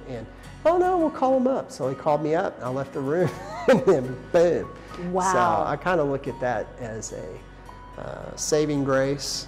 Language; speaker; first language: English; native; English